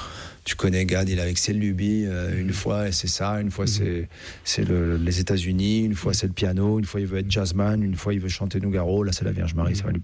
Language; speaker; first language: French; native; French